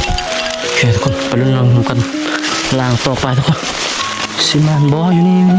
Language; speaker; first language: Thai; non-native, local second language; Lao